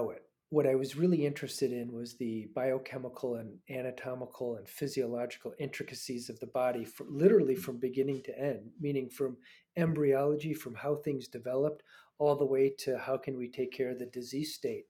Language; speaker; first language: English; native; English